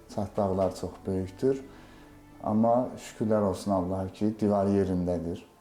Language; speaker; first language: Azerbaijani; native; Azerbaijani